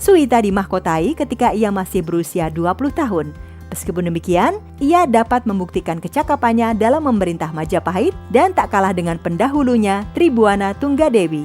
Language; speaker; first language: Indonesian; native; Indonesian